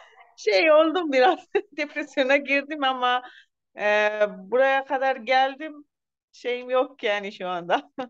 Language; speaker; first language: Turkish; non-native, learner; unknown